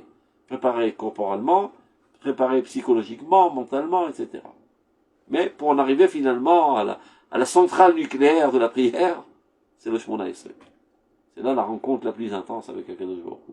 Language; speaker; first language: French; native; French